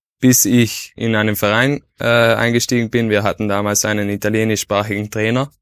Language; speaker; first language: German; native; German